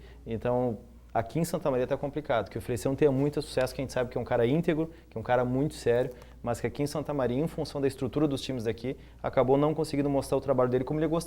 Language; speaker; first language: Portuguese; native; Portuguese